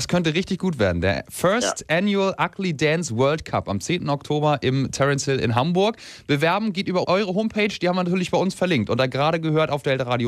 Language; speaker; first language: German; native; German